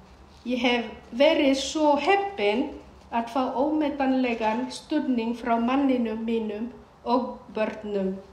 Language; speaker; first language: Icelandic; non-native, fluent; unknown